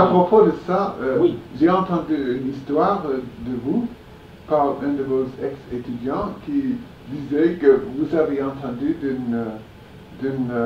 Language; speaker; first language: French; non-native, fluent; English